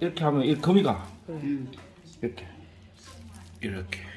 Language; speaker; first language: Korean; native; Korean